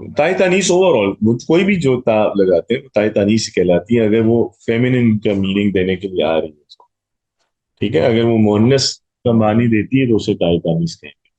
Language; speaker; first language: Urdu; non-native, local second language; Punjabi